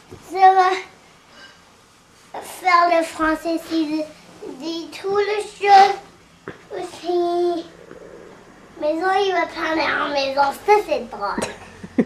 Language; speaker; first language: French; early bilingual, heritage; French